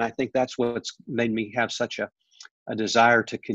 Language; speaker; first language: English; native; English